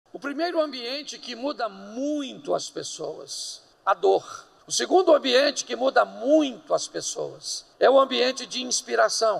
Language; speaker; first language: Portuguese; native; Portuguese